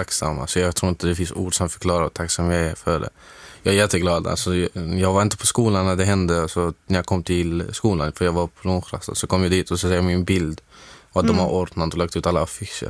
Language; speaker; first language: Swedish; non-native, fluent; Arabic